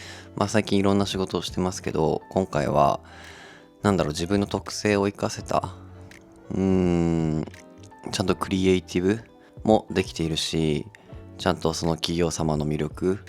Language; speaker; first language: Japanese; native; Japanese